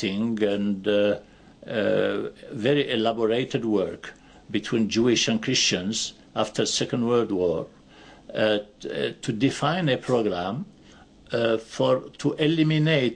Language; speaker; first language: English; non-native, fluent; Arabic